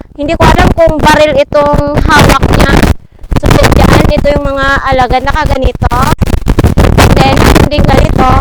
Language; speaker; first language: Filipino; non-native, local second language; Masbatenyo